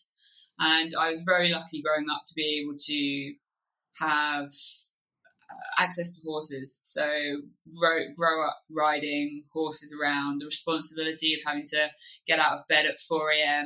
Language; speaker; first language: English; native; English